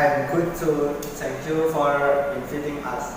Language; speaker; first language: English; non-native, learner; Indonesian